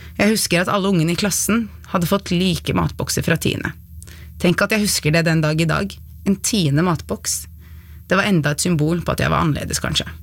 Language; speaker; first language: Norwegian; early bilingual, other home language; Arabic